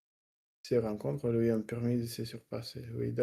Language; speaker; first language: French; non-native, learner; Russian